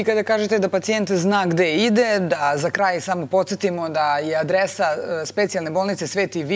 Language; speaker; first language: Bosnian; native; Bosnian